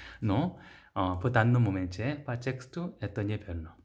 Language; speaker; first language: Russian; non-native, learner; Korean